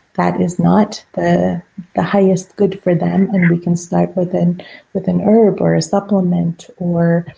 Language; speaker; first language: English; non-native, fluent; Persian